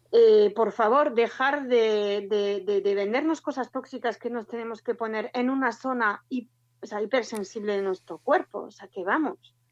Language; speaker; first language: Spanish; non-native, fluent; French